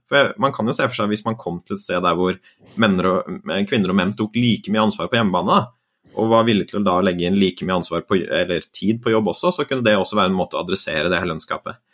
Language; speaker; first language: Norwegian; native; Norwegian